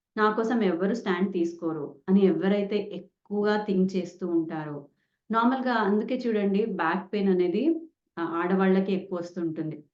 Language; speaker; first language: Telugu; non-native, local second language; Kannada